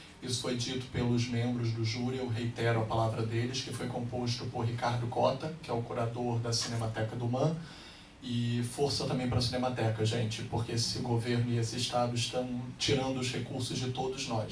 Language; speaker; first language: Portuguese; native; Portuguese